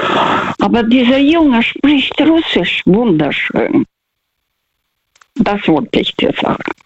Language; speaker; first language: German; non-native, fluent; Russian